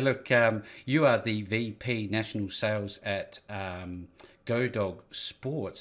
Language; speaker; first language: English; native; English